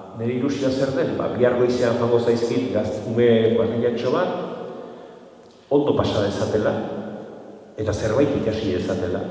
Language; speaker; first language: Basque; native; Basque